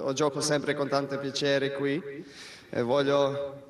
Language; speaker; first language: Italian; non-native, learner; Spanish